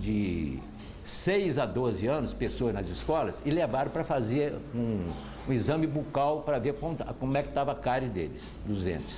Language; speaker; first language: Portuguese; native; Portuguese